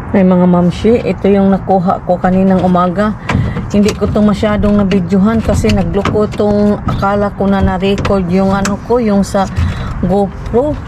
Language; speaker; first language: Filipino; non-native, local second language; Cebuano